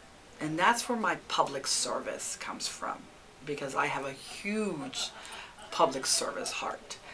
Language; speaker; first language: English; early bilingual, other home language; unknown